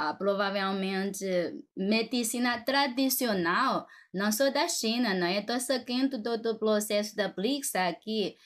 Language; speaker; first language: Portuguese; non-native, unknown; Chinese